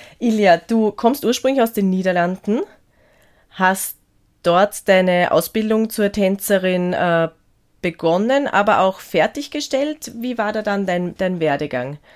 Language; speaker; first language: German; native; German